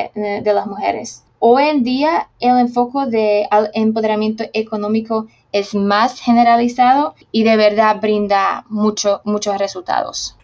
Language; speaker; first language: Spanish; non-native, fluent; Slovak